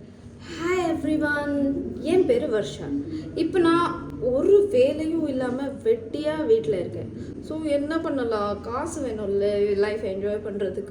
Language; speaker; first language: Tamil; early bilingual, heritage; Tamil